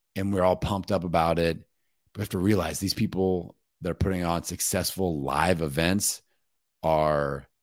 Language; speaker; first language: English; native; English